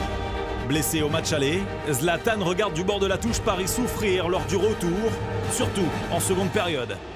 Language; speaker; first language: French; native; French